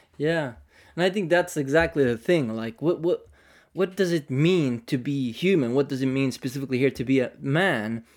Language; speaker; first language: English; non-native, fluent; Finnish